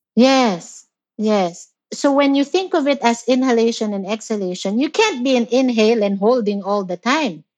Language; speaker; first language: English; non-native, local second language; Filipino